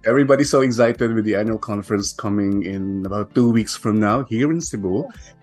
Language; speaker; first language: English; non-native, local second language; Filipino